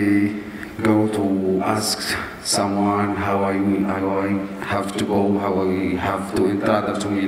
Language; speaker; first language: English; non-native, learner; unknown